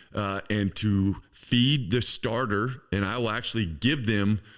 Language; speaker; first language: English; native; English